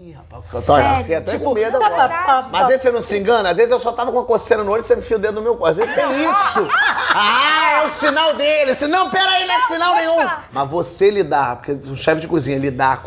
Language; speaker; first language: Portuguese; native; Portuguese